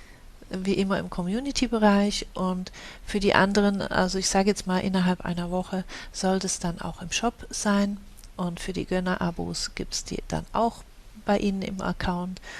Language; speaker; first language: German; native; German